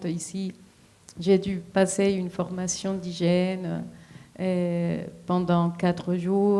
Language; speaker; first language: French; non-native, fluent; Spanish